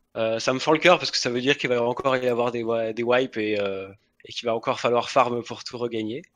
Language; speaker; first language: French; native; French